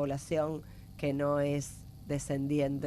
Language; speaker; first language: Spanish; native; Spanish